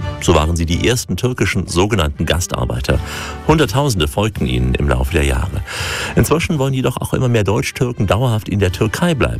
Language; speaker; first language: German; native; German